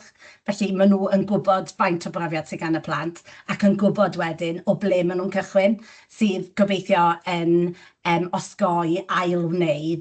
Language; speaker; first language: Welsh; native; Welsh